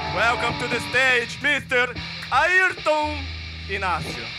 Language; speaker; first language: English; non-native, fluent; Portuguese